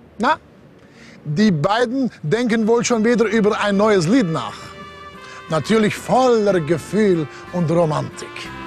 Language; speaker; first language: German; non-native, fluent; Slovenian